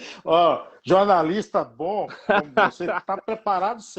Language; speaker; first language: Portuguese; native; Portuguese